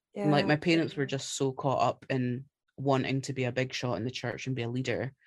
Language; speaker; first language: English; native; English